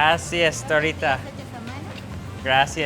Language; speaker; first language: Spanish; non-native, learner; English